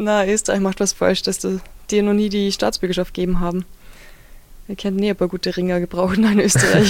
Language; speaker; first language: German; native; German